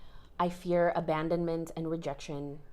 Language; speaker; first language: English; native; English